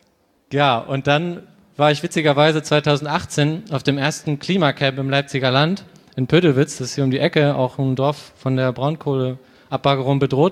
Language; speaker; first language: German; native; German